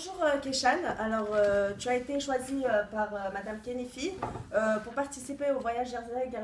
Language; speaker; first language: French; native; French